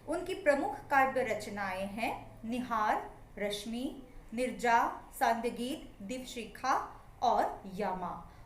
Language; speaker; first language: Hindi; non-native, local second language; Assamese